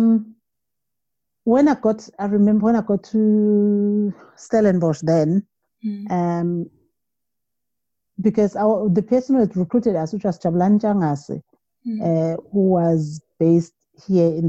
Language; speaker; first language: English; non-native, local second language; Zulu